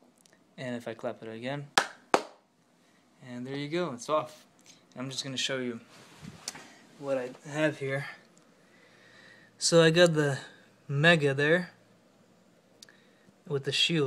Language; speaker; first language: English; native; English